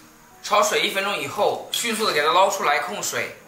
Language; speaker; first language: Chinese; native; Chinese